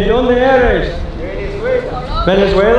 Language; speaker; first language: Spanish; non-native, learner; English